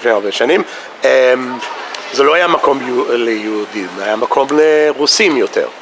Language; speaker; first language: Hebrew; non-native, fluent; English